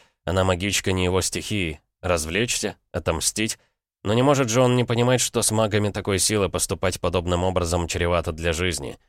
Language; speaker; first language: Russian; native; Russian